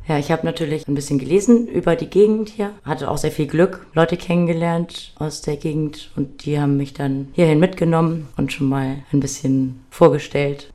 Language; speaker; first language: German; native; German